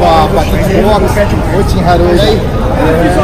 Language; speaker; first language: Russian; non-native, learner; Portuguese